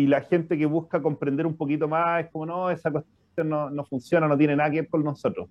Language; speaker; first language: Spanish; native; Spanish